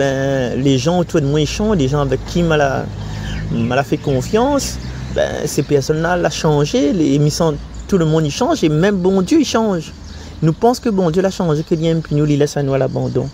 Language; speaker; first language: French; non-native, local second language; Réunion Creole French